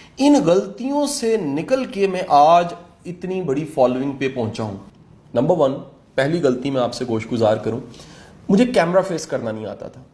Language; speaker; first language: Urdu; non-native, local second language; Punjabi